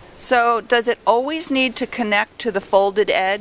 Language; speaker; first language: English; native; English